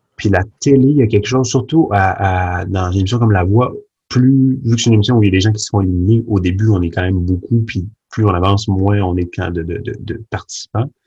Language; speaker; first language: French; early bilingual, other home language; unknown